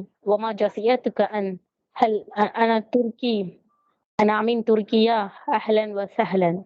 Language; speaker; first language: Arabic; non-native, learner; Tamil